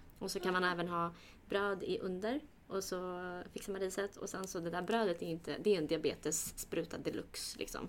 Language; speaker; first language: Swedish; early bilingual, other home language; Kurdish